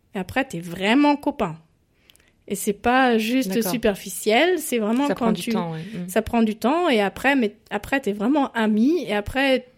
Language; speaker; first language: French; non-native, fluent; German